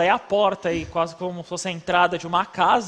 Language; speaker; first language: Portuguese; native; Portuguese